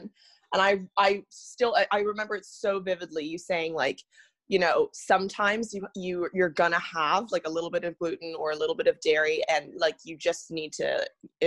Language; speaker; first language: English; native; English